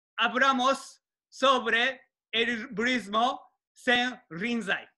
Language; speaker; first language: Spanish; non-native, learner; Japanese